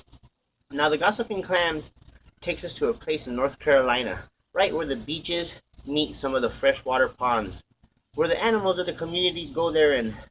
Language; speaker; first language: English; native; English